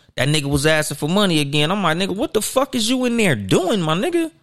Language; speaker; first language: English; native; English